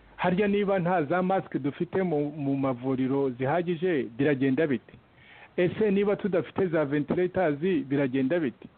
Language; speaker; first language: Kinyarwanda; early bilingual, heritage; Kinyarwanda